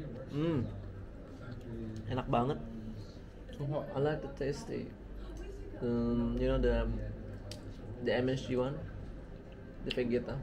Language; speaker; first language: English; non-native, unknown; Indonesian